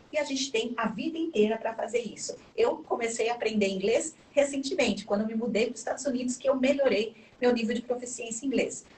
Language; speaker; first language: Portuguese; native; Portuguese